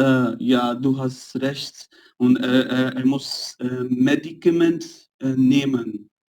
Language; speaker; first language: German; non-native, learner; Urdu